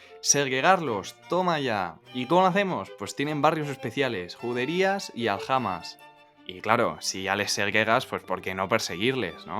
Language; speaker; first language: Spanish; native; Spanish